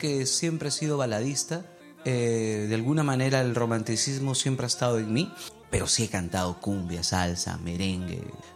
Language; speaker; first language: Spanish; native; Spanish